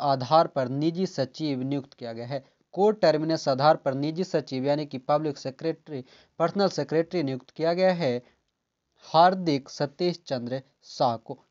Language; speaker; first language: Hindi; native; Hindi